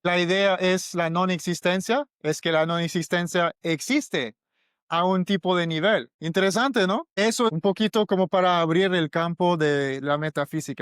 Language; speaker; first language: Spanish; non-native, learner; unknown